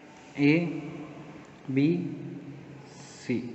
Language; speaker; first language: Hindi; native; Hindi